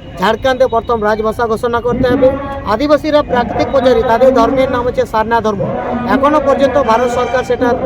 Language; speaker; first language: Bangla; non-native, local second language; Santali